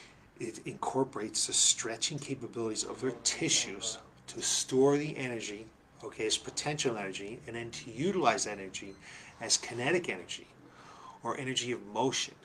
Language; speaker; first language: English; native; English